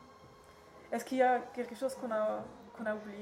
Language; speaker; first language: French; non-native, learner; Dutch